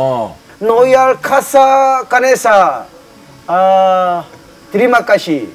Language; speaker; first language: Korean; native; Korean